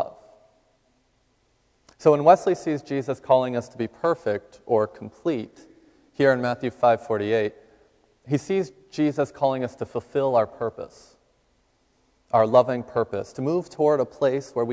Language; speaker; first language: English; native; English